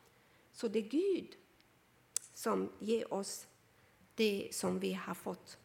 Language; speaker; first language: Swedish; non-native, fluent; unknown